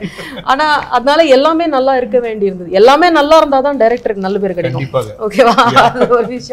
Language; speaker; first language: Tamil; native; Tamil